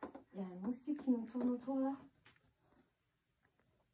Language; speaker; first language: French; native; French